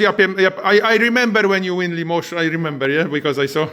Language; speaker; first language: English; non-native, learner; Polish